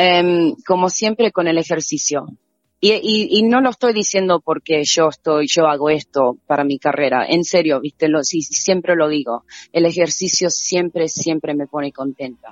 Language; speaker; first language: Spanish; native; Spanish